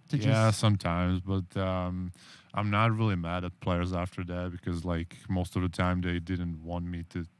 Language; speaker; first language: English; non-native, learner; Czech